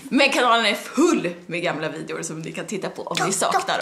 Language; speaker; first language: Swedish; native; Swedish